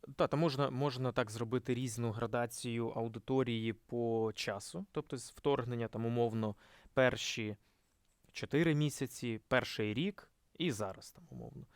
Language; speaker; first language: Ukrainian; non-native, local second language; Russian